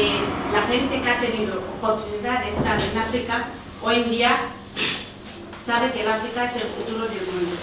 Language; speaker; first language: Spanish; non-native, learner; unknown